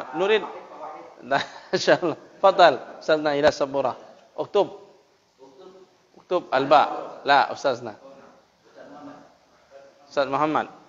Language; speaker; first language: Arabic; non-native, fluent; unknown